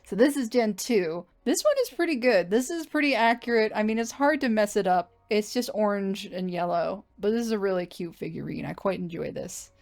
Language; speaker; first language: English; native; English